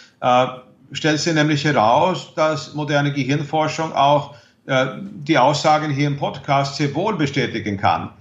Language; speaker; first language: German; non-native, fluent; Swedish